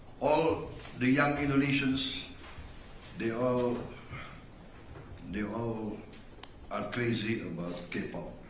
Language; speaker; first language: English; non-native, fluent; Indonesian